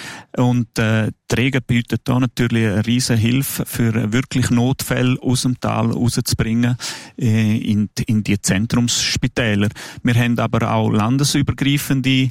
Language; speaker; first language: German; native; German